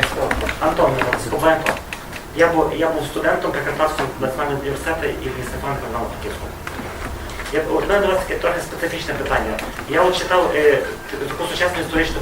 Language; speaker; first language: Ukrainian; native; Ukrainian